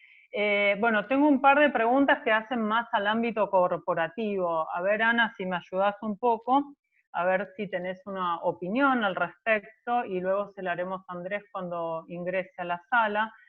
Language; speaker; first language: Spanish; native; Spanish